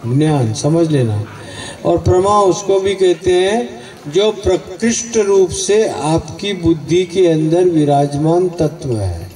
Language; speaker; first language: Hindi; non-native, local second language; Gujarati